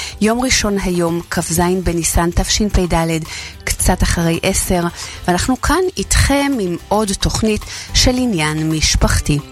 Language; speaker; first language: Hebrew; native; Hebrew